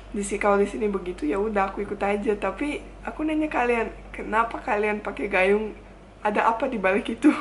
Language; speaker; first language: Indonesian; non-native, fluent; Bosnian